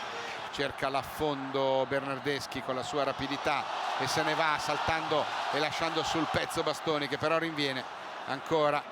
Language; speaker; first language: Italian; native; Italian